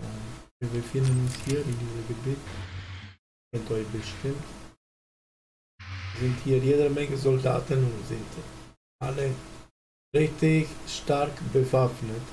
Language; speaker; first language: German; non-native, learner; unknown